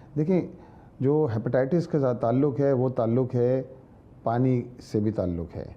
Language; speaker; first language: Urdu; native; Urdu